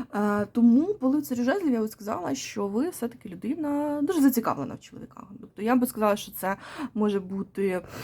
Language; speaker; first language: Ukrainian; non-native, local second language; Russian